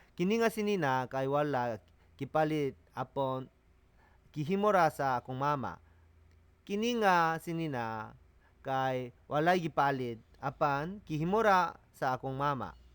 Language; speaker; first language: Cebuano; non-native, learner; Korean